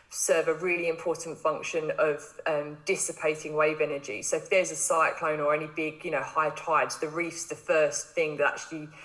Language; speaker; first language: English; native; English